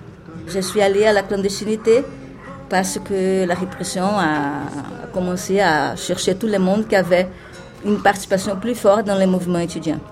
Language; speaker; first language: French; non-native, fluent; Portuguese